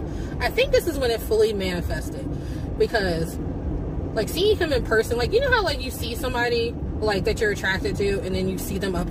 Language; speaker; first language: English; native; English